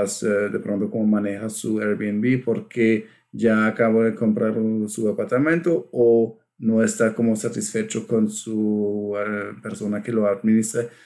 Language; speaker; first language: Spanish; non-native, fluent; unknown